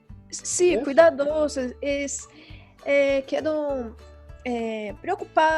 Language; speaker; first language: Spanish; non-native, learner; Portuguese